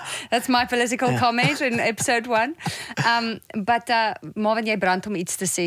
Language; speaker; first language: English; non-native, local second language; Afrikaans